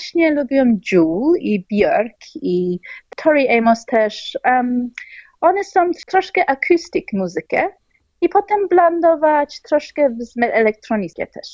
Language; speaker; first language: Polish; early bilingual, heritage; Polish